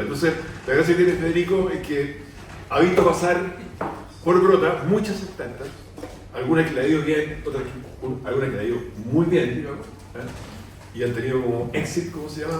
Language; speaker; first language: Spanish; native; Spanish